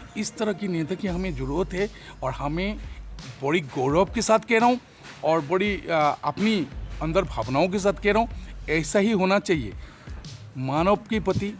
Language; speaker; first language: Hindi; non-native, local second language; Assamese